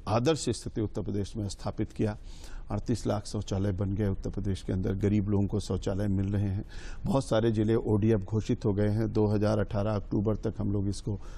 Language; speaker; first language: Hindi; native; Hindi